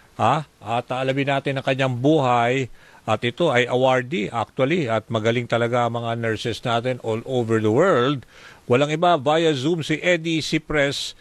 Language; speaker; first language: Filipino; native; Filipino